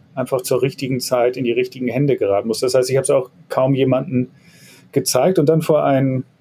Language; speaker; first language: German; native; German